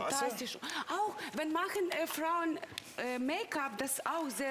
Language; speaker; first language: German; non-native, learner; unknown